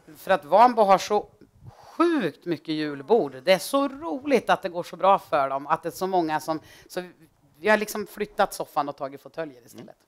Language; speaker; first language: Swedish; native; Swedish